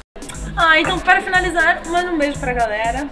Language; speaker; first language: Portuguese; native; Portuguese